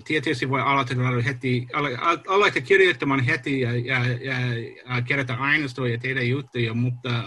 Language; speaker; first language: Finnish; non-native, learner; English